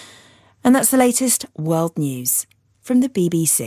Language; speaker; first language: English; native; English